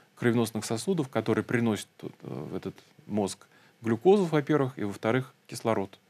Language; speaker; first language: Russian; native; Russian